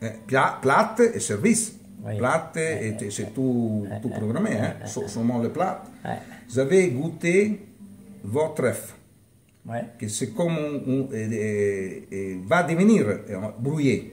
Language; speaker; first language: French; non-native, learner; Italian